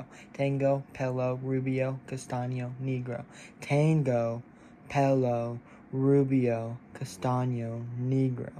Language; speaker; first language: Spanish; non-native, learner; English